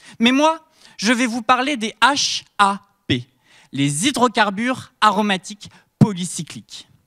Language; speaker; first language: French; native; French